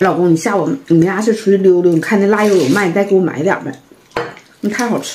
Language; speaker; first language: Chinese; native; Chinese